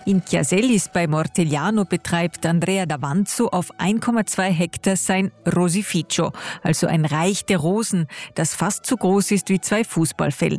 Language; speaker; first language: German; native; German